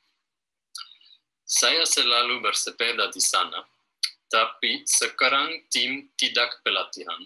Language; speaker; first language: Indonesian; non-native, learner; German